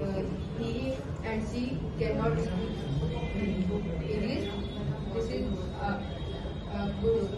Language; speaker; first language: English; non-native, learner; Hindi